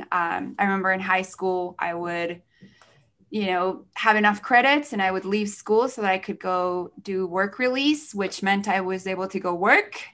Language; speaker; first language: English; early bilingual, other home language; Spanish